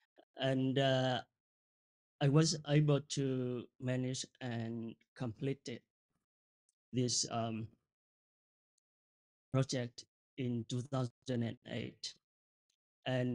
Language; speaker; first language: English; non-native, fluent; Vietnamese